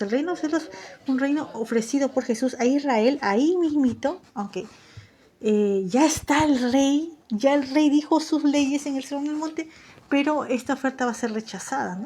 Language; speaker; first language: Spanish; native; Spanish